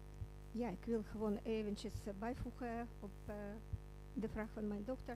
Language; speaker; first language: Dutch; non-native, learner; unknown